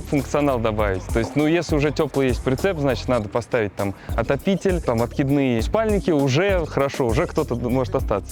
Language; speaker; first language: Russian; native; Russian